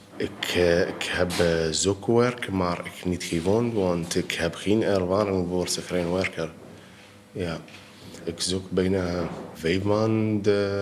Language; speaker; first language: Dutch; non-native, learner; Arabic